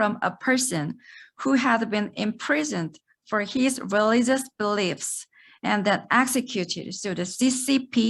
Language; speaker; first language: English; non-native, fluent; Korean